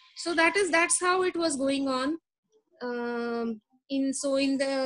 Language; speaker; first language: English; non-native, local second language; Hindi